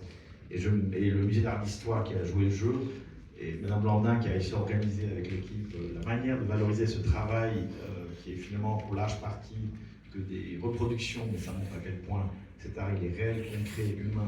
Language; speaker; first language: French; native; French